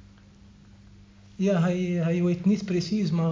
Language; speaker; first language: Dutch; non-native, learner; Arabic